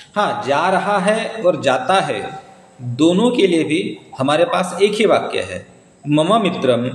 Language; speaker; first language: Hindi; non-native, local second language; Marathi